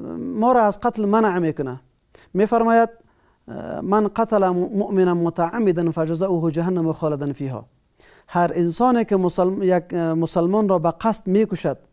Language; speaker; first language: Persian; native; Persian